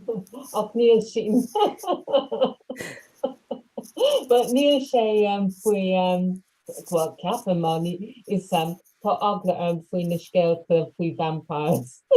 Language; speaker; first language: Irish; non-native, local second language; English